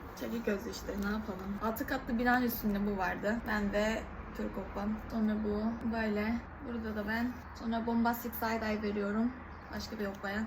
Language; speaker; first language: Turkish; early bilingual, other home language; Korean